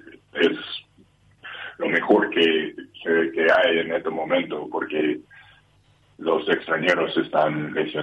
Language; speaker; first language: Spanish; non-native, learner; English